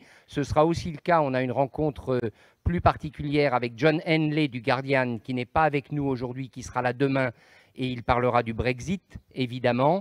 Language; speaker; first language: French; native; French